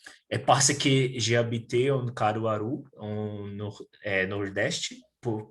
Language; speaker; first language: French; non-native, learner; Portuguese